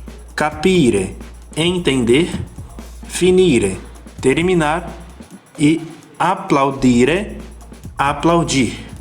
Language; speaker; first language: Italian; non-native, fluent; Portuguese